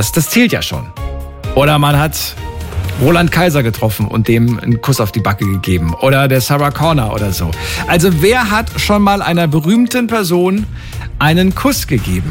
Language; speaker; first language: German; native; German